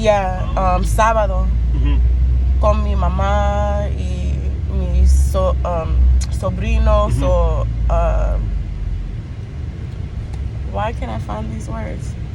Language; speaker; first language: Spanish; non-native, learner; English